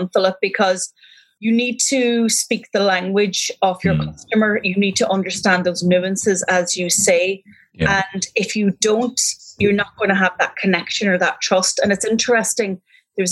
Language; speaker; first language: English; native; English